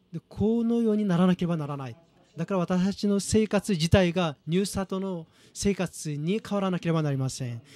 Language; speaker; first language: Japanese; non-native, fluent; Korean